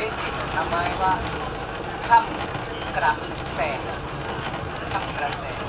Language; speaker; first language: Japanese; non-native, learner; Thai